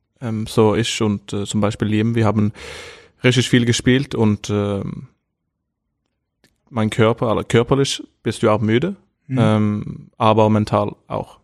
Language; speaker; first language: German; non-native, fluent; Norwegian